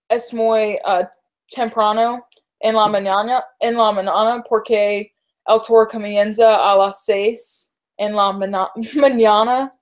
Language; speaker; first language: Spanish; non-native, learner; English